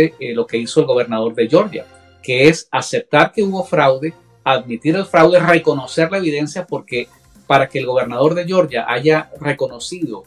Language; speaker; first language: Spanish; native; Spanish